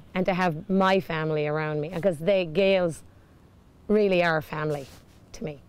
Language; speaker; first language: English; native; English